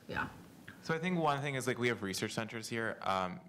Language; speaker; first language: English; native; English